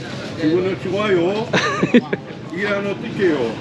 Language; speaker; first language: Korean; non-native, learner; Persian